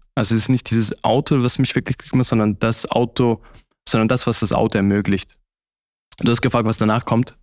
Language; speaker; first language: German; early bilingual, other home language; Turkish